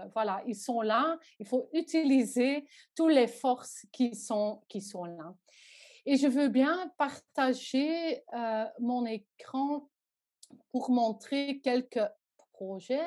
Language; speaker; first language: French; non-native, local second language; Dutch